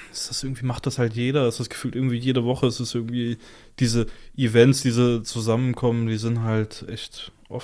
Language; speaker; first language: German; native; German